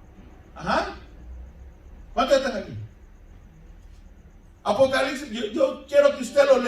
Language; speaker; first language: Spanish; native; Spanish